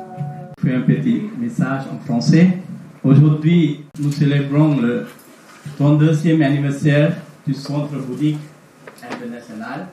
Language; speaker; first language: French; non-native, fluent; Sinhala